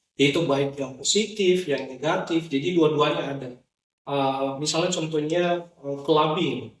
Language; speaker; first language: Indonesian; non-native, local second language; Nias